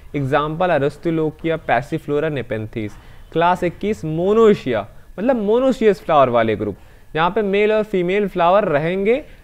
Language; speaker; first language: Hindi; native; Hindi